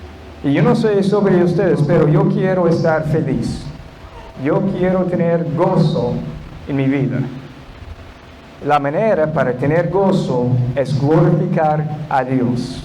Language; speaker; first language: Spanish; non-native, fluent; English